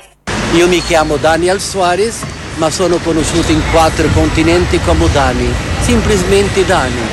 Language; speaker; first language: Italian; non-native, fluent; Portuguese